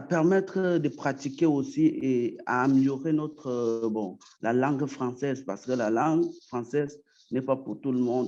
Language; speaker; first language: French; early bilingual, other home language; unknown